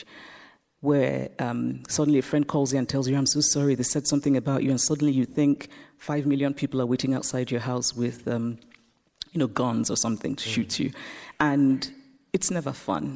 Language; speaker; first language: English; non-native, local second language; Igbo